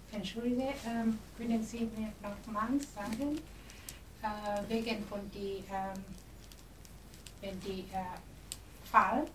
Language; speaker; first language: German; non-native, learner; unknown